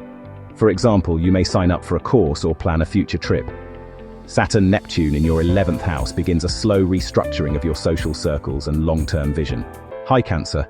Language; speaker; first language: English; native; English